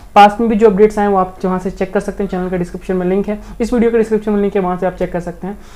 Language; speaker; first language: Hindi; native; Hindi